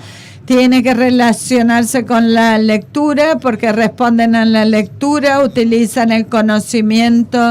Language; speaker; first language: Spanish; non-native, fluent; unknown